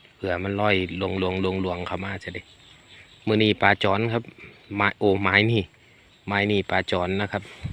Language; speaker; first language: Thai; native; Thai